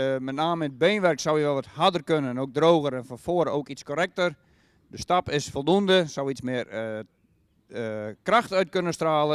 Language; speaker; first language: Dutch; native; Dutch